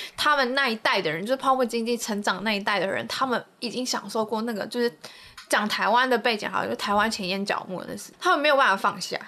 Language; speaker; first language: Chinese; native; Chinese